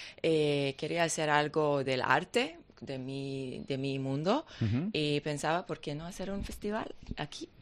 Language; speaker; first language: Spanish; non-native, learner; Hebrew